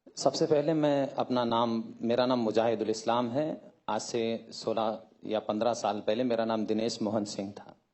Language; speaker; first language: Hindi; native; Hindi